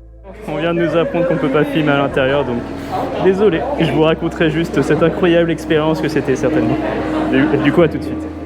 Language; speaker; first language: French; native; French